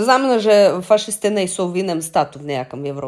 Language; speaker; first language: Czech; non-native, fluent; Russian